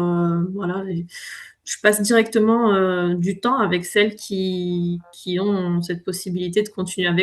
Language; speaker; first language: French; native; French